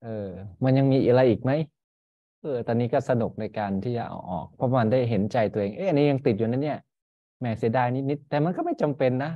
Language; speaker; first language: Thai; native; Thai